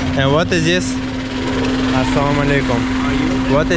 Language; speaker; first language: English; non-native, learner; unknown